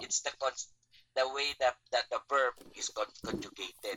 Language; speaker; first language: English; non-native, local second language; Chavacano